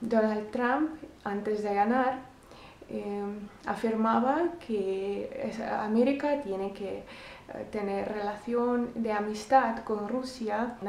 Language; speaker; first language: Spanish; non-native, fluent; Russian